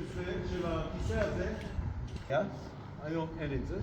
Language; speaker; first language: Hebrew; non-native, local second language; Armenian